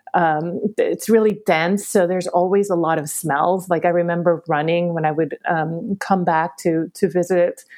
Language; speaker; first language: English; early bilingual, other home language; Spanish